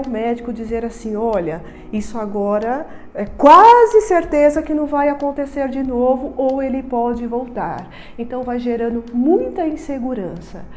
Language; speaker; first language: Portuguese; native; Portuguese